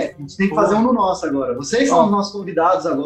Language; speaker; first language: Portuguese; native; Portuguese